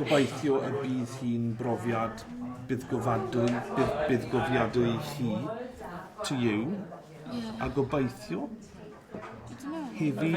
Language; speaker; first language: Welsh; non-native, learner; English